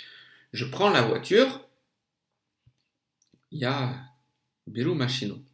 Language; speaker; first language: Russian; non-native, fluent; French